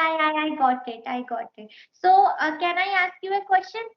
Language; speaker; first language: English; non-native, learner; Hindi